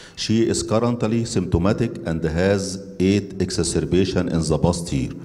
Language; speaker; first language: English; non-native, fluent; Arabic